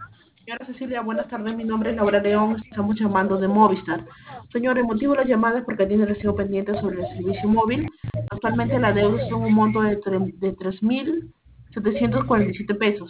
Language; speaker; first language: Spanish; native; Spanish